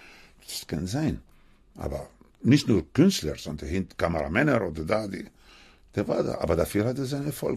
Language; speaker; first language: German; non-native, fluent; Spanish